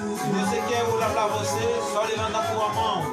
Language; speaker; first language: Portuguese; non-native, learner; Haitian Creole